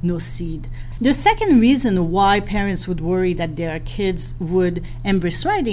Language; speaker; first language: English; non-native, fluent; Haitian Creole